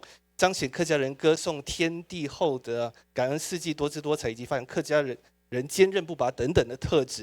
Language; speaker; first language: Chinese; native; Chinese